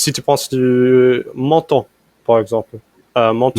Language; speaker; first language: French; non-native, fluent; English